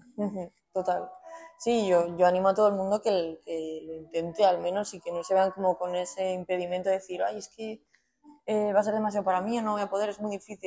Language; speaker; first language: Spanish; native; Spanish